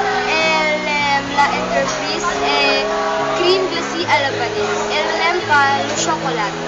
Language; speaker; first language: French; non-native, learner; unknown